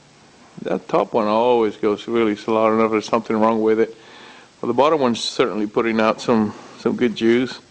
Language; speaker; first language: English; native; English